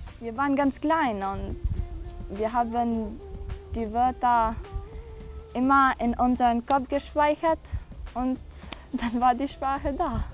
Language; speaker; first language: German; non-native, fluent; Albanian